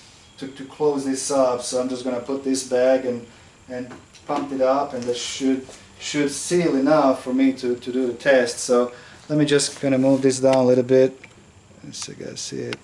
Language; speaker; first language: English; non-native, fluent; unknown